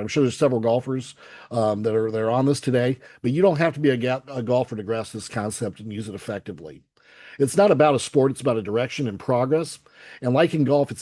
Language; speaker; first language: English; native; English